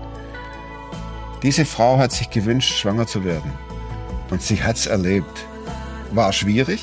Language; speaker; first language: German; native; German